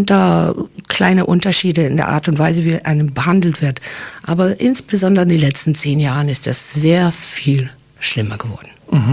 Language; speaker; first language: German; non-native, fluent; English